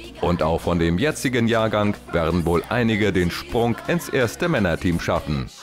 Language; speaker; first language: German; native; German